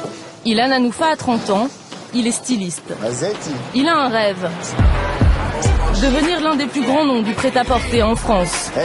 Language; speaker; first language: French; native; French